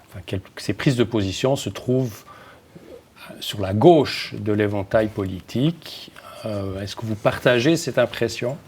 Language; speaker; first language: French; native; French